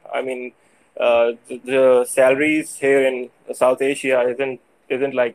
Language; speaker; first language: English; non-native, local second language; Urdu